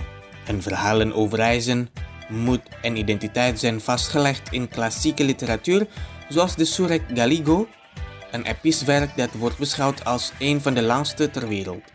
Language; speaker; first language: Dutch; non-native, fluent; Indonesian